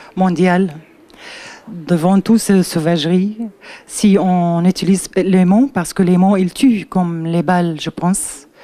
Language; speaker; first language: French; non-native, learner; Arabic